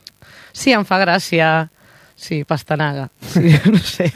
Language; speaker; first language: Catalan; non-native, learner; Spanish